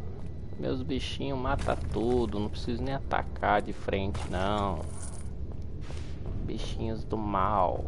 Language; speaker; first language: Portuguese; native; Portuguese